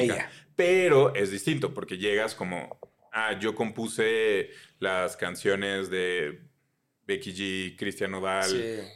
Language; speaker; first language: Spanish; native; Spanish